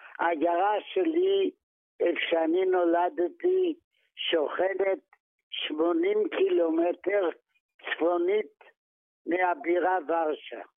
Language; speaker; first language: Hebrew; non-native, fluent; Yiddish